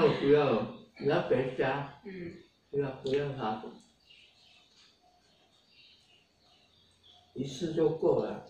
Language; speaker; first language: Chinese; non-native, local second language; Hakka Chinese